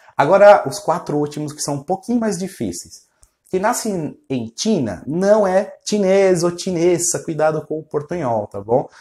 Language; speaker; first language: Portuguese; non-native, fluent; Spanish